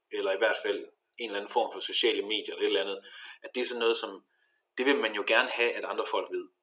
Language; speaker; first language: Danish; native; Danish